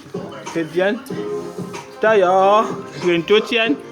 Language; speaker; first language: Chinese; non-native, learner; Spanish